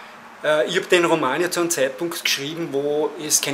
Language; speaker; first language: German; native; German